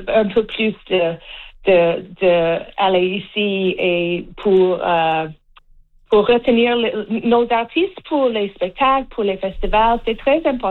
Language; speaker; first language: French; non-native, learner; English